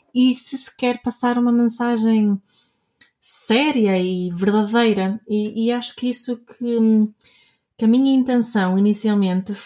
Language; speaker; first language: Portuguese; non-native, fluent; Swedish